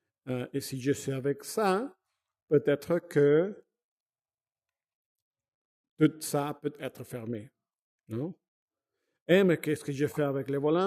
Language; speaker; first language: French; non-native, fluent; Spanish